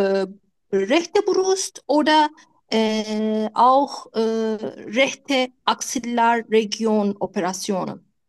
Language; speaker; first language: German; non-native, learner; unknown